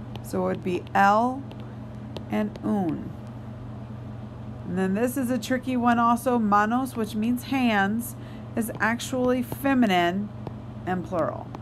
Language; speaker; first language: English; native; English